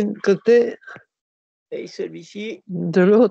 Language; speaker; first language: French; native; French